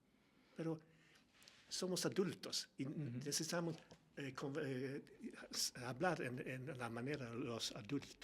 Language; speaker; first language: Spanish; non-native, learner; Swedish